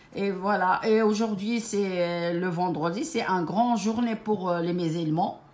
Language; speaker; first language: French; non-native, local second language; Arabic